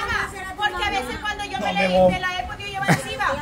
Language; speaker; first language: Spanish; native; Spanish